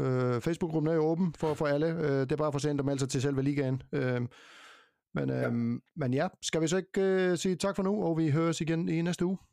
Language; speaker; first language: Danish; native; Danish